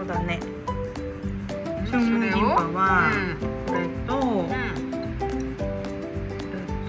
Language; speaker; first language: Japanese; non-native, fluent; Korean